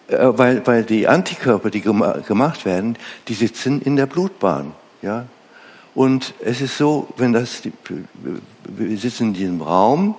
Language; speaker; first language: German; non-native, fluent; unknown